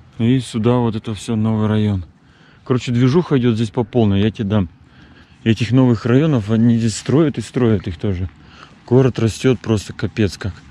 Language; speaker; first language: Russian; native; Russian